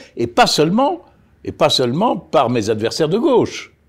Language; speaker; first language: French; native; French